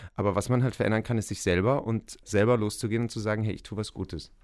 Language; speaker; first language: German; native; German